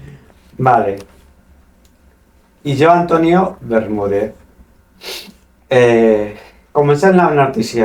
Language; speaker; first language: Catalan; non-native, local second language; Spanish